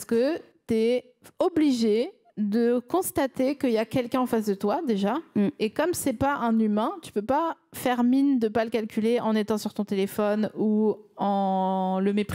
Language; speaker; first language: French; native; French